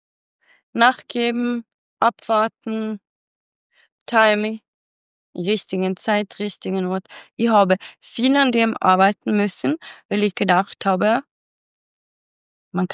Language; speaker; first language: German; non-native, fluent; Swedish